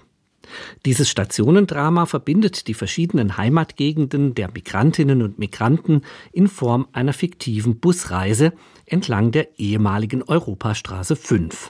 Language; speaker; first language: German; native; German